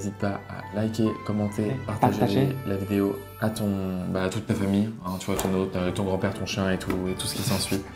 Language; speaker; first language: French; native; French